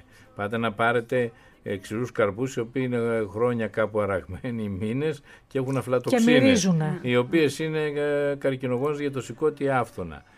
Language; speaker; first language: Greek; native; Greek